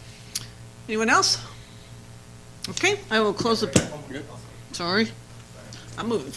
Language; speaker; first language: English; native; English